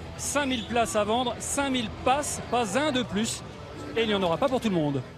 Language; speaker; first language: French; native; French